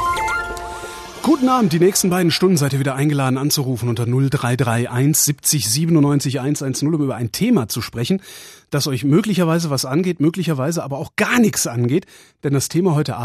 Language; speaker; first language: German; native; German